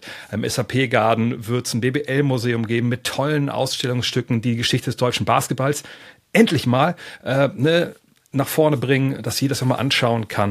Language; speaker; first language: German; native; German